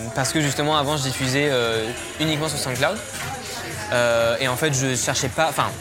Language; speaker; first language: French; native; French